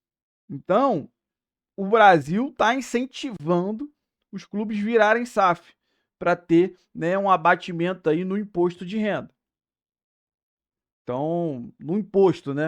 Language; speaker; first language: Portuguese; native; Portuguese